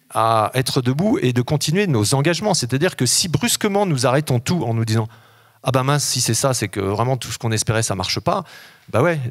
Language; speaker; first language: French; native; French